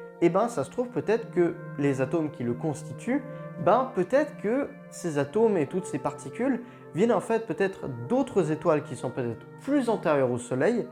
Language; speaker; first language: French; native; French